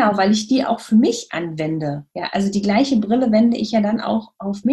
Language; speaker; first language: German; native; German